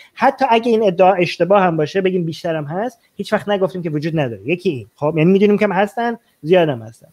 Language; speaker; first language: Persian; native; Persian